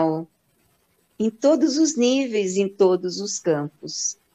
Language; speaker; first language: Portuguese; native; Portuguese